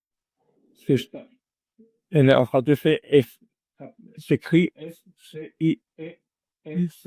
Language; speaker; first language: French; non-native, learner; Spanish